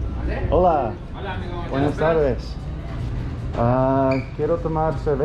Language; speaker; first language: Spanish; non-native, learner; English